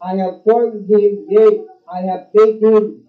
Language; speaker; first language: English; non-native, local second language; Filipino